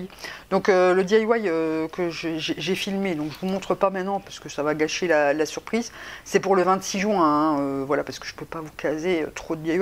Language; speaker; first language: French; native; French